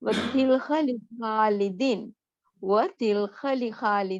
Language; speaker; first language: Arabic; non-native, learner; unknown